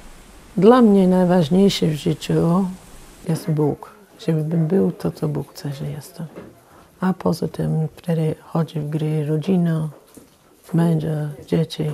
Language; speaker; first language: Polish; non-native, fluent; English